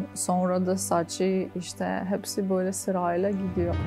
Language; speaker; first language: Turkish; non-native, fluent; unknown